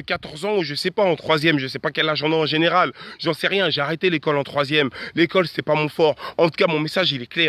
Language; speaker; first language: French; native; French